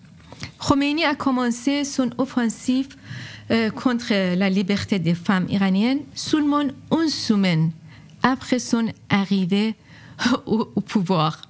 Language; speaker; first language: French; non-native, fluent; Persian